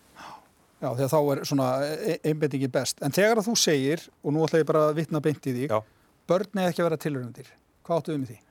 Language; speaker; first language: Icelandic; native; Icelandic